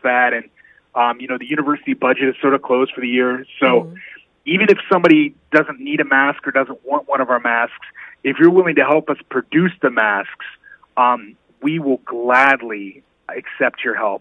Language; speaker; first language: English; native; English